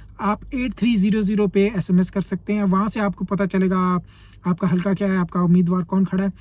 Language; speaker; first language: Urdu; native; Urdu